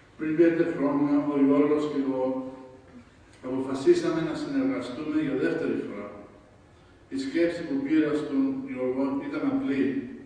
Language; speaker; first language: Greek; early bilingual, heritage; Greek